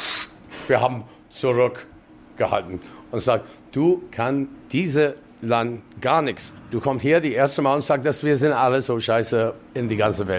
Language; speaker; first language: German; non-native, fluent; English